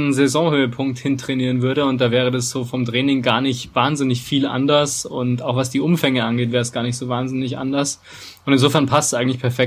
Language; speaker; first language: German; native; German